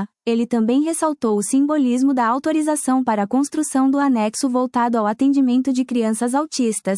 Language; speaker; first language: Portuguese; native; Portuguese